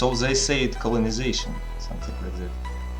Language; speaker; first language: English; non-native, learner; Russian